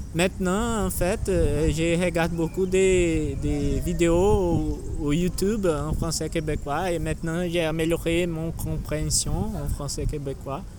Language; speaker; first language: French; non-native, learner; Portuguese